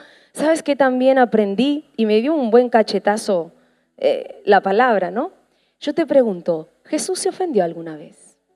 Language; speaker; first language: Spanish; native; Spanish